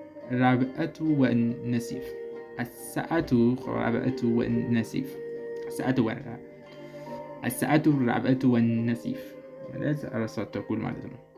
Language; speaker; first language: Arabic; non-native, fluent; Amharic